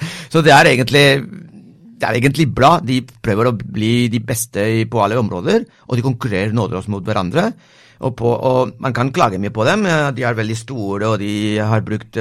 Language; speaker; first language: Norwegian; non-native, fluent; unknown